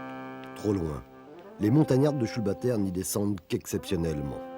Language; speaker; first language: French; native; French